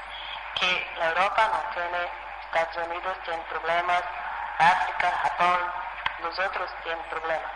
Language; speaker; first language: Spanish; non-native, fluent; Portuguese